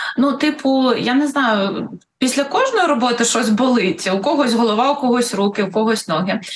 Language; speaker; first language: Ukrainian; non-native, local second language; Russian